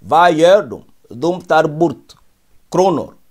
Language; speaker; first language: Swedish; non-native, fluent; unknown